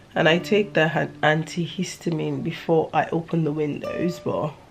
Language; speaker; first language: English; non-native, local second language; Yoruba